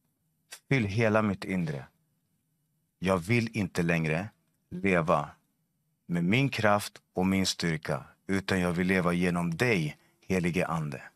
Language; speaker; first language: Swedish; non-native, fluent; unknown